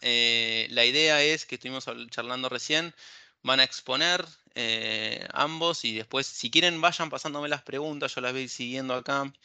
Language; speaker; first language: Spanish; native; Spanish